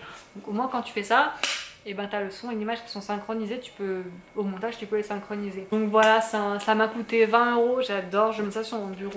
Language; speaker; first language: French; native; French